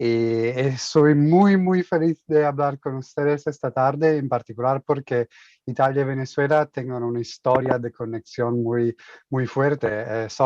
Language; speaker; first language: Spanish; non-native, fluent; Italian